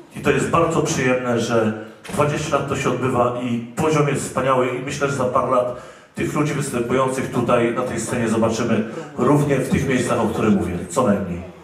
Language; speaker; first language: Polish; native; Polish